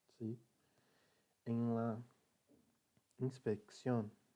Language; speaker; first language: Spanish; non-native, learner; Portuguese